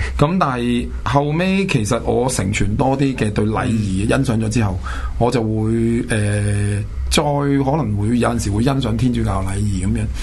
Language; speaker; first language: Chinese; non-native, local second language; Cantonese